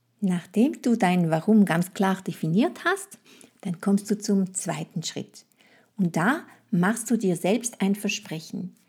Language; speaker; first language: German; non-native, fluent; French